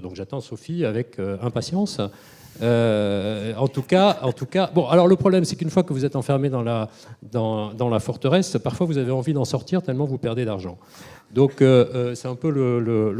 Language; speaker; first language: French; native; French